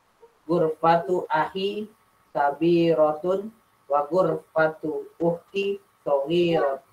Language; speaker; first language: Arabic; non-native, learner; Indonesian